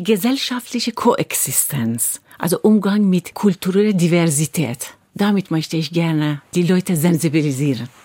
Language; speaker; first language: German; non-native, fluent; Persian